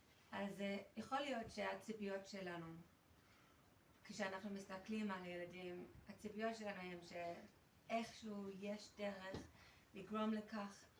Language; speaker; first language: Hebrew; non-native, fluent; English